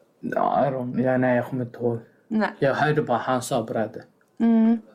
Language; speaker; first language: Swedish; non-native, fluent; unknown